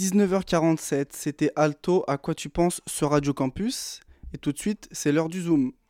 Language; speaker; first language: French; native; French